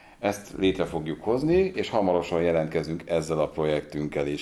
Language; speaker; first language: Hungarian; native; Hungarian